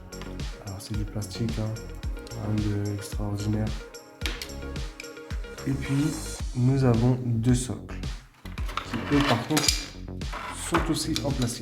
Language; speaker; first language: French; native; French